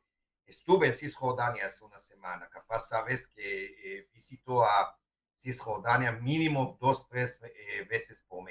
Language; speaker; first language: Spanish; non-native, fluent; Hebrew